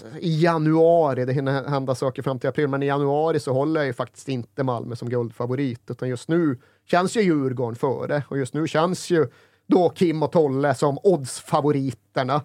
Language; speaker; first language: Swedish; native; Swedish